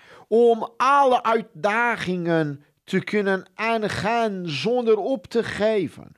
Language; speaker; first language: Dutch; non-native, fluent; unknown